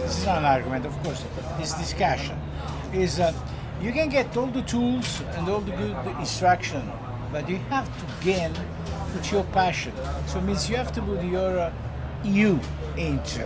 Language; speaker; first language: English; non-native, fluent; Italian